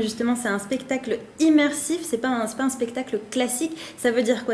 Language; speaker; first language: French; native; French